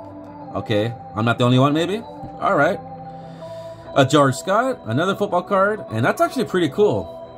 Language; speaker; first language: English; native; English